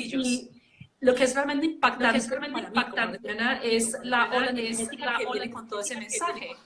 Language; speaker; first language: Spanish; native; Spanish